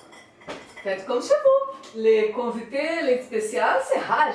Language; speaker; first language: French; non-native, learner; Portuguese